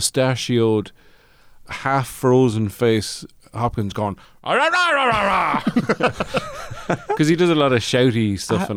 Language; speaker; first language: English; native; English